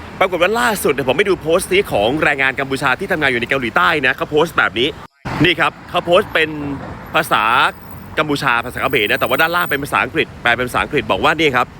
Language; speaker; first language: Thai; native; Thai